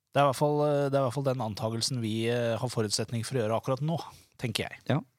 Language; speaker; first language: Norwegian; native; Norwegian